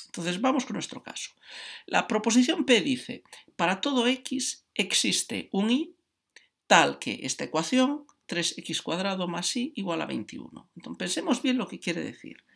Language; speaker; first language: Spanish; native; Spanish